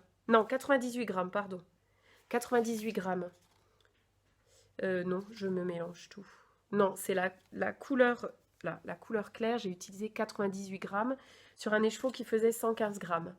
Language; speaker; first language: French; native; French